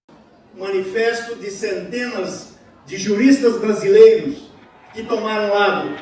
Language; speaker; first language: Portuguese; native; Portuguese